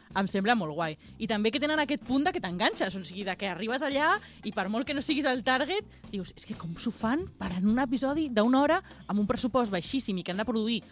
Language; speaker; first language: Catalan; non-native, local second language; Spanish